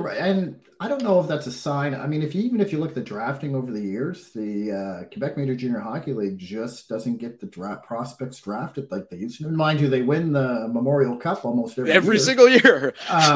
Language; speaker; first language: English; native; English